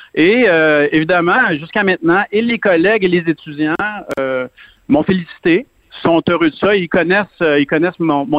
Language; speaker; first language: French; native; French